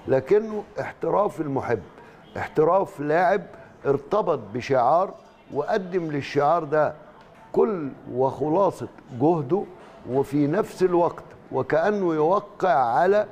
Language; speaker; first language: Arabic; native; Arabic